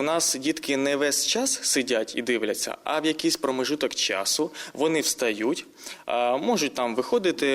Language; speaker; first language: Ukrainian; native; Ukrainian